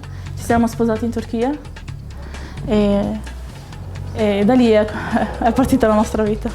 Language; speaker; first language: Italian; early bilingual, other home language; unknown